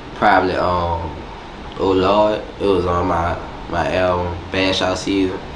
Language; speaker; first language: English; native; English